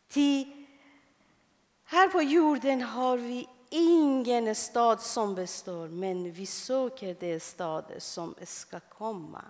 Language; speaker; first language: Swedish; non-native, fluent; Persian